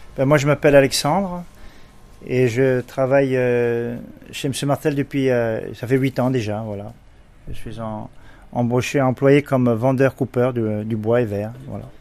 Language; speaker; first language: French; early bilingual, other home language; Portuguese